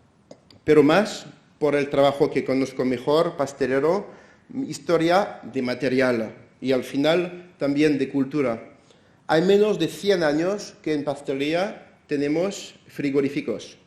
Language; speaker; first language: Spanish; non-native, fluent; French